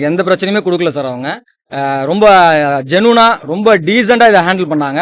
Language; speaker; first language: Tamil; native; Tamil